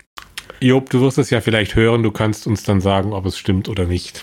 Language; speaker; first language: German; native; German